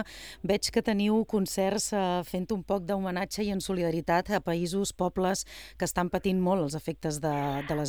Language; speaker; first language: Catalan; native; Catalan